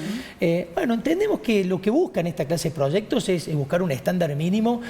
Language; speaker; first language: Spanish; native; Spanish